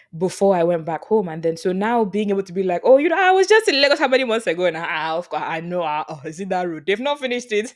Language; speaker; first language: English; non-native, local second language; Yoruba